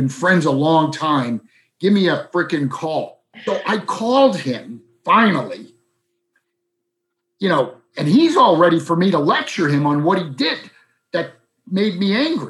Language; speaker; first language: English; native; English